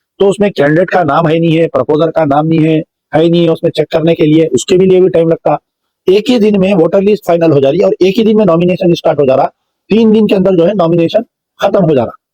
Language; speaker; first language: Hindi; non-native, local second language; Urdu